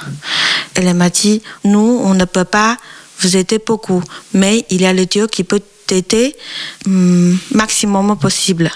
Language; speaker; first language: French; non-native, learner; Chinese